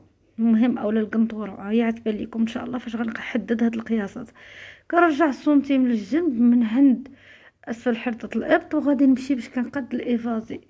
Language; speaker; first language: Arabic; native; Arabic